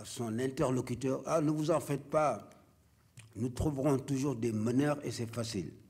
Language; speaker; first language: French; non-native, local second language; Wolof